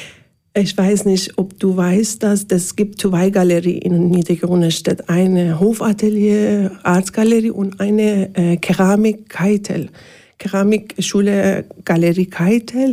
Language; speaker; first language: German; non-native, learner; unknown